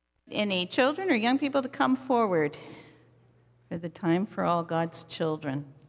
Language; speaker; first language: English; native; English